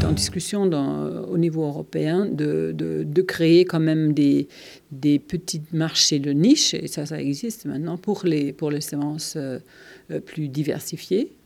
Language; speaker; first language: French; non-native, fluent; German